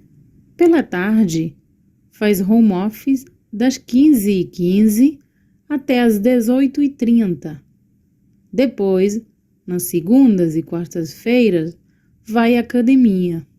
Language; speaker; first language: Portuguese; non-native, learner; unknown